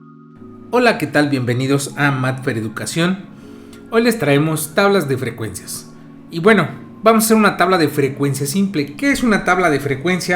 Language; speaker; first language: Spanish; native; Spanish